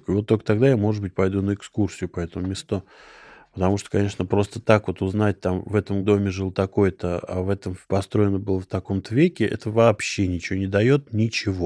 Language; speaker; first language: Russian; native; Russian